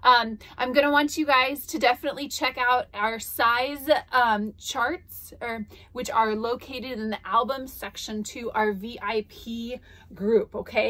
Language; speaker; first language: English; native; English